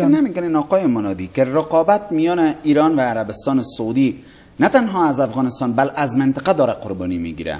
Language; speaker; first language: Persian; native; Persian